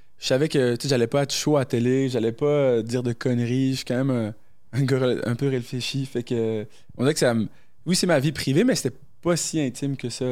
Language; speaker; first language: French; early bilingual, other home language; Arabic